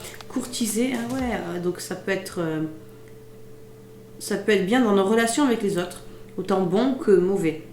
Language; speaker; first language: French; native; French